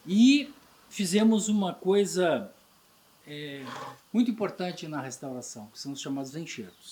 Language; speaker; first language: Portuguese; native; Portuguese